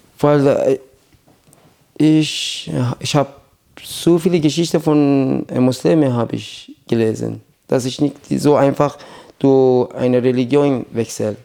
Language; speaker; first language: German; non-native, learner; Persian